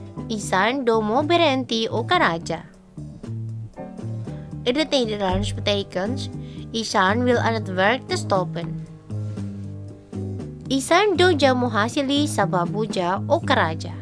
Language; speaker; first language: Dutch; non-native, learner; Indonesian